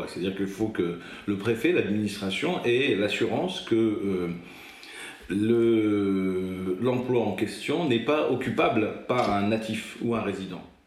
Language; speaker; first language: French; native; French